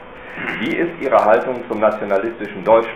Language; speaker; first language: German; native; German